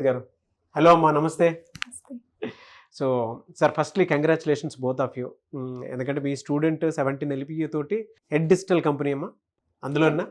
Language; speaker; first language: Telugu; native; Telugu